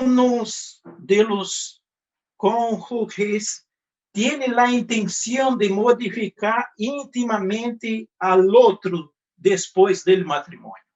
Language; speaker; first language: Spanish; non-native, fluent; Portuguese